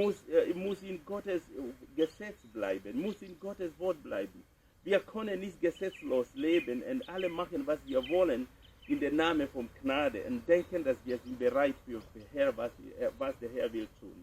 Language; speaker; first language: German; non-native, fluent; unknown